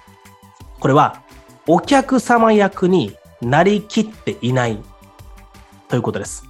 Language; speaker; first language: Japanese; native; Japanese